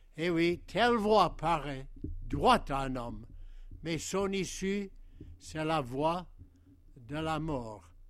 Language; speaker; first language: French; non-native, fluent; English